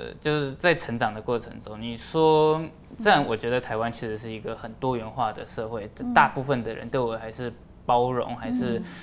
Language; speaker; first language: Chinese; native; Chinese